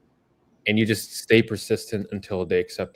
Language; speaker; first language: English; native; English